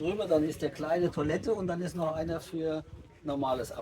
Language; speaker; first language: German; native; German